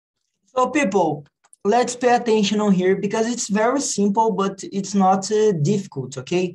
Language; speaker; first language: English; non-native, learner; Portuguese